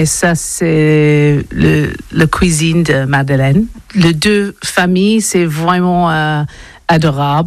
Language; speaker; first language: French; non-native, learner; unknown